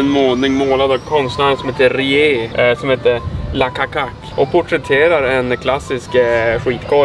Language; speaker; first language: Swedish; native; Swedish